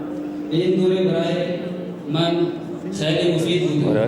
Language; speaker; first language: Persian; non-native, learner; Hindi